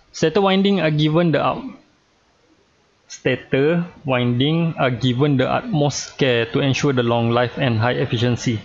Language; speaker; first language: English; non-native, local second language; Malay